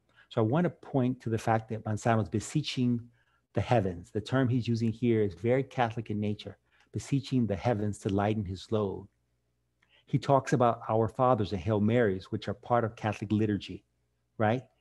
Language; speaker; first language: English; native; English